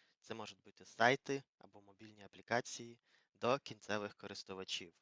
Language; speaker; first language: Ukrainian; native; Ukrainian